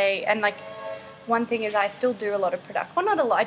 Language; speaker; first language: English; native; English